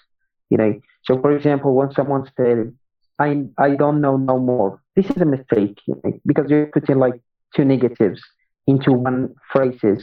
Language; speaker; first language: English; non-native, fluent; Arabic